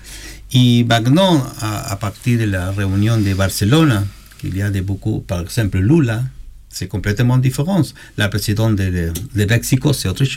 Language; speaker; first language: French; non-native, learner; Spanish